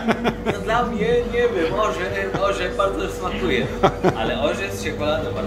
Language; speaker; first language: Polish; non-native, learner; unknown